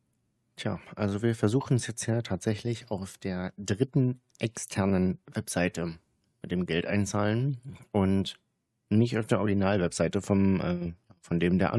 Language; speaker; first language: German; native; German